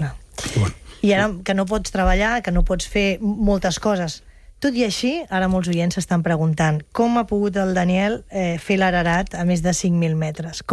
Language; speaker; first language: Catalan; native; Catalan